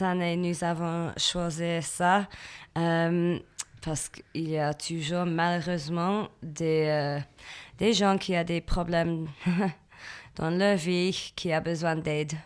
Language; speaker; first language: French; non-native, learner; English